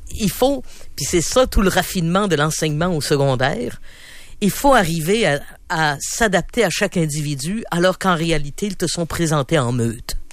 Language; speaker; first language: French; native; French